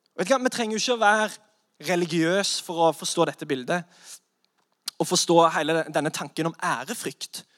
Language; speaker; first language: Norwegian; native; Norwegian